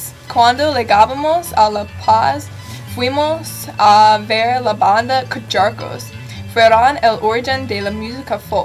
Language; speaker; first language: Spanish; non-native, learner; English